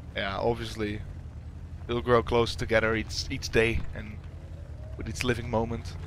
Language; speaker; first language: English; non-native, fluent; Dutch